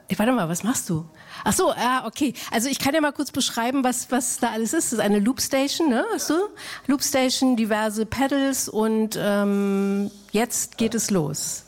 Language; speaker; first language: German; native; German